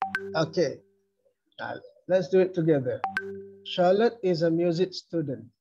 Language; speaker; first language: English; non-native, local second language; Malay